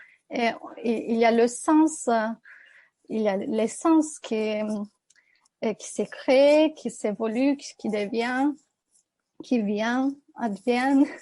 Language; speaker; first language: French; non-native, fluent; Turkish